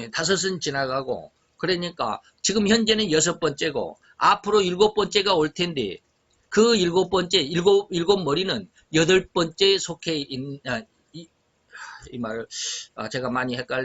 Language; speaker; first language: Korean; native; Korean